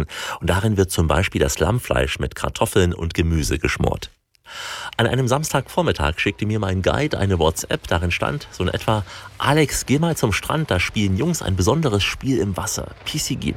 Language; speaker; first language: German; native; German